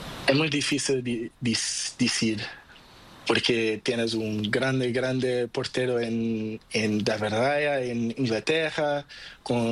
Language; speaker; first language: Spanish; non-native, learner; Portuguese